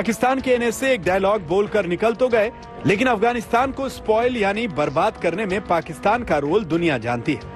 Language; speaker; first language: Hindi; native; Hindi